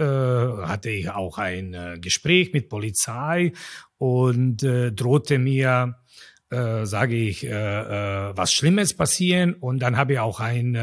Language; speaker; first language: German; non-native, fluent; Croatian